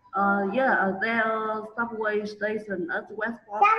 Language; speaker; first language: English; non-native, learner; Vietnamese